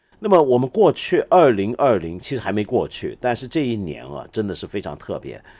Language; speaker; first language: Chinese; non-native, local second language; Cantonese